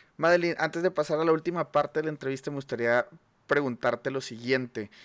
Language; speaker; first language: Spanish; native; Spanish